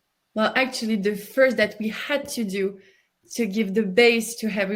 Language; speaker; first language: English; non-native, fluent; French